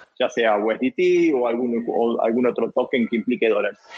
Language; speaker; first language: Spanish; native; Spanish